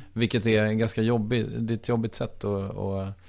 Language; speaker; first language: Swedish; native; Swedish